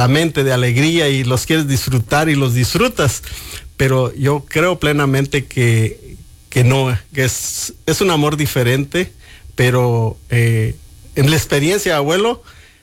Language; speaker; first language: Spanish; native; Spanish